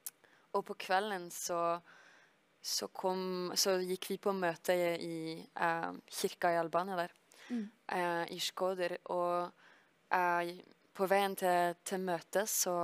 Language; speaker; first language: Norwegian; early bilingual, heritage; French